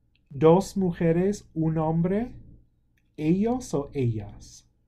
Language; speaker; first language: Spanish; non-native, fluent; English